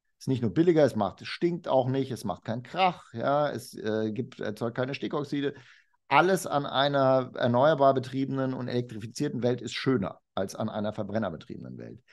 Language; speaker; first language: German; native; German